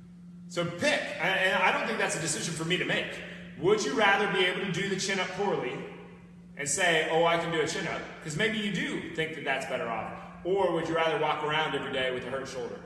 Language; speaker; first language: English; native; English